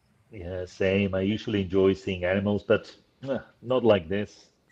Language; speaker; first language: English; non-native, fluent; Spanish